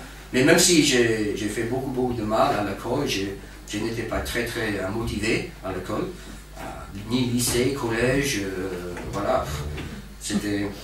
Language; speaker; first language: French; non-native, fluent; English